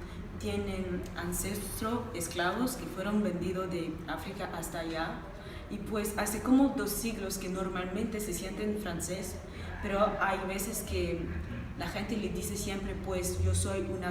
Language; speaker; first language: Spanish; non-native, fluent; French